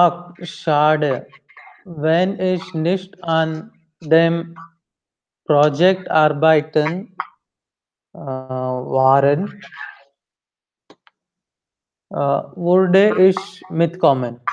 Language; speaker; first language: German; non-native, learner; Hindi